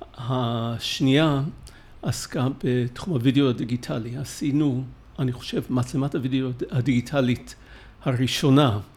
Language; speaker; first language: Hebrew; non-native, fluent; English